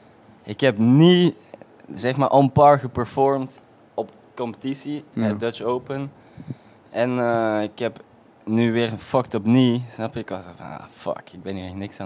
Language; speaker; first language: Dutch; native; Dutch